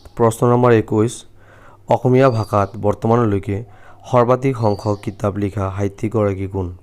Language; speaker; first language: Assamese; native; Assamese